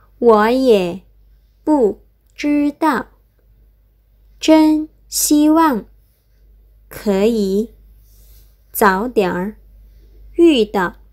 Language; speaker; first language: Chinese; non-native, fluent; Indonesian